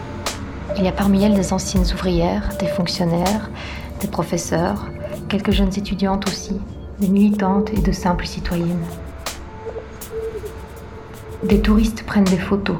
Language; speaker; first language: French; native; French